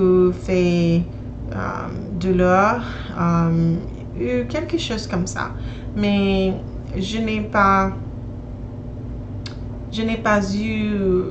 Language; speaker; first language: French; non-native, learner; English